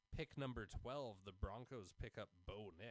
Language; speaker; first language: English; native; English